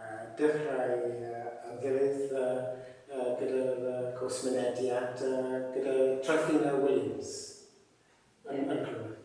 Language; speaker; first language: Welsh; non-native, learner; English